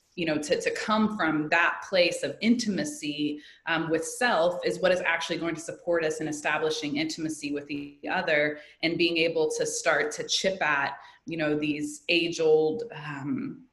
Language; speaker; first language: English; native; English